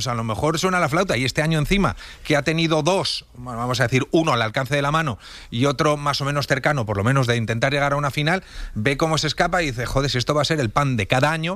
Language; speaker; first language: Spanish; native; Spanish